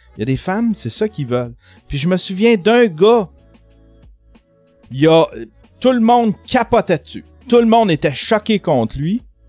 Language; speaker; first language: French; native; French